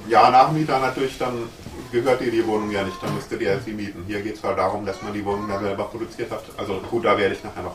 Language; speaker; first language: German; native; German